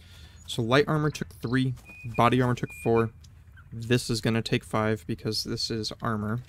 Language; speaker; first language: English; native; English